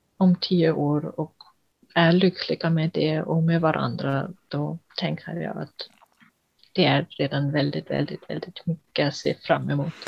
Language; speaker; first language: Swedish; non-native, fluent; German